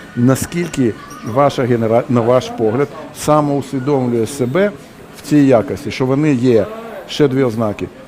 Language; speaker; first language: Ukrainian; non-native, local second language; Russian